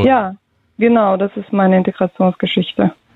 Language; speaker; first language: German; early bilingual, other home language; Russian